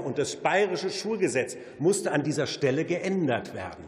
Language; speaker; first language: German; native; German